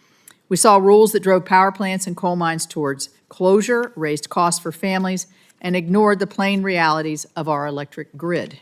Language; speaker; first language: English; native; English